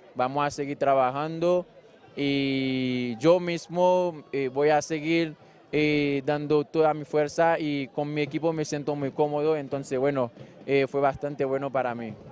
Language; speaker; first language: Spanish; non-native, fluent; Haitian Creole